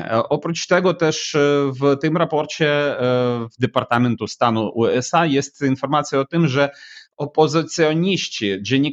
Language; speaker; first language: Polish; non-native, fluent; Ukrainian